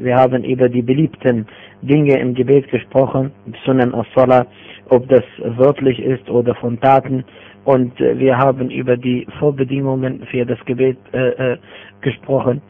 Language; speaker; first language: German; non-native, fluent; Arabic